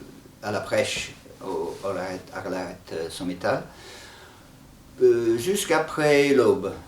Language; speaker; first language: French; non-native, fluent; English